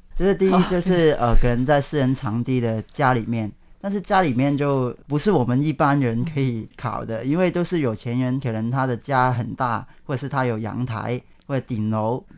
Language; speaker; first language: Chinese; non-native, local second language; Cantonese